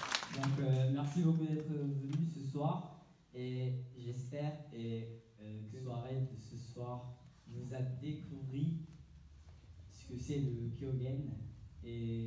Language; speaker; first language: French; non-native, fluent; Japanese